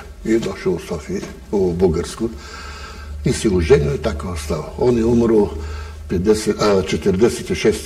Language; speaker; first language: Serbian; early bilingual, heritage; Bulgarian